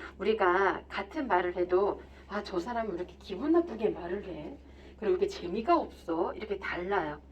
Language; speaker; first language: Korean; native; Korean